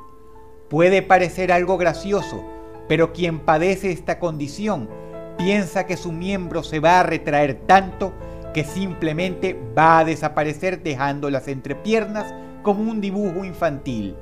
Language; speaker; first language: Spanish; native; Spanish